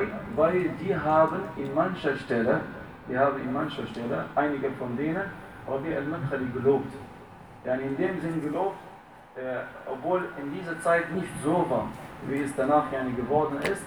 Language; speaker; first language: German; non-native, fluent; Arabic